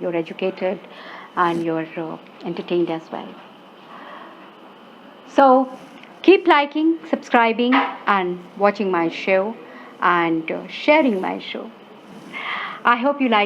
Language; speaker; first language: English; non-native, local second language; Hindi